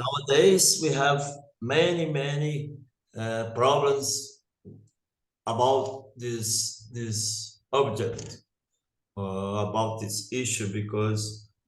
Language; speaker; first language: English; non-native, learner; Portuguese